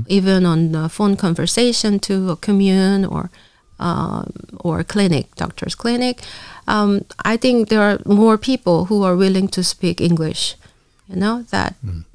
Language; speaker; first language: English; non-native, fluent; Korean